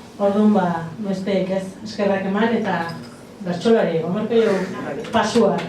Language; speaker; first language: Basque; native; Basque